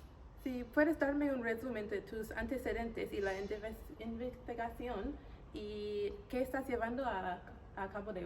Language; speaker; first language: Spanish; non-native, learner; English